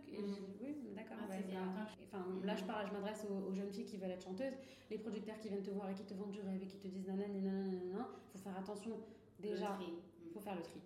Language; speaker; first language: French; non-native, local second language; Arabic